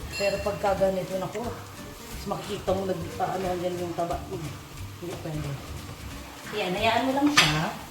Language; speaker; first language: Filipino; non-native, local second language; Bikol